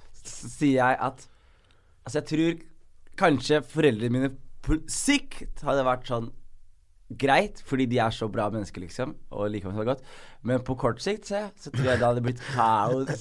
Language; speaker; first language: Norwegian; early bilingual, other home language; Somali